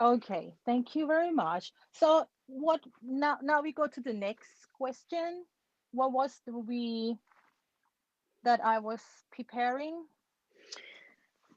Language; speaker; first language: English; non-native, learner; Thai